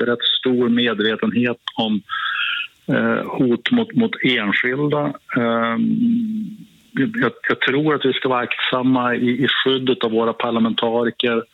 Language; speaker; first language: Swedish; native; Swedish